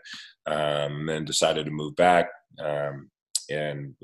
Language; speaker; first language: English; native; English